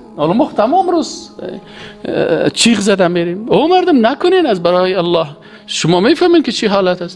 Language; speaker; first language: Persian; native; Persian